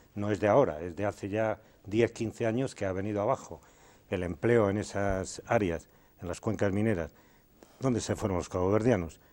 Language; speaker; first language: Spanish; native; Spanish